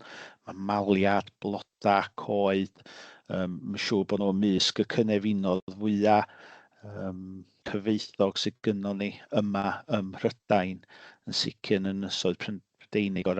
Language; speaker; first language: Welsh; native; Welsh